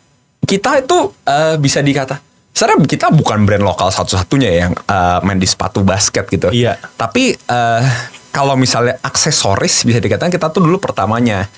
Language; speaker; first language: Indonesian; native; Indonesian